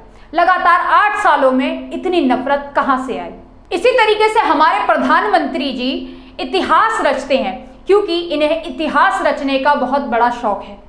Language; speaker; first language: Hindi; native; Hindi